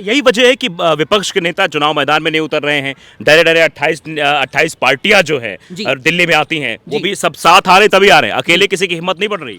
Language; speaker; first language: Hindi; native; Hindi